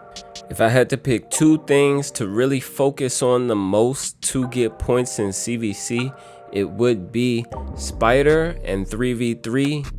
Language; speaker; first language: English; native; English